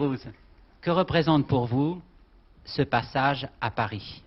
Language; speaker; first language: French; native; French